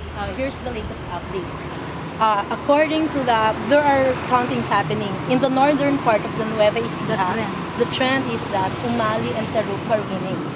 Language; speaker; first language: English; non-native, local second language; Filipino